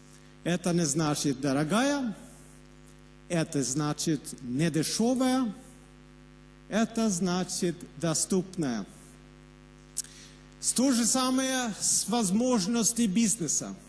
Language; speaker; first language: Russian; non-native, fluent; Swedish